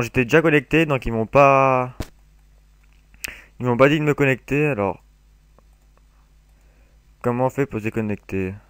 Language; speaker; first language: French; native; French